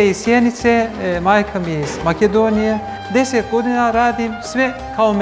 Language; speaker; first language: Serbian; early bilingual, heritage; Turkish